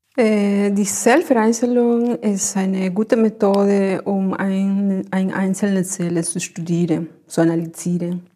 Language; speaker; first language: German; non-native, fluent; Spanish